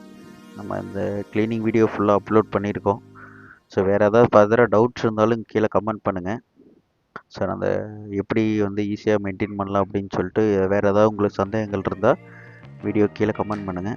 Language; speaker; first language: Tamil; native; Tamil